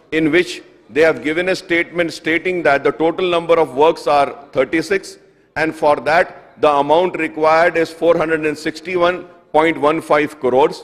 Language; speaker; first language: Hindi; non-native, local second language; Urdu